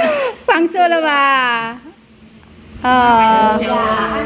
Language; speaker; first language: Chinese; non-native, learner; Javanese